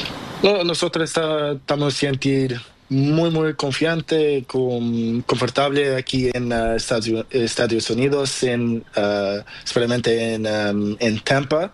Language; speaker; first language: Spanish; non-native, learner; Portuguese